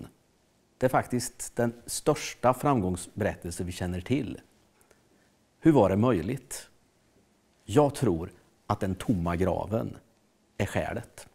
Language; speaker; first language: Swedish; native; Swedish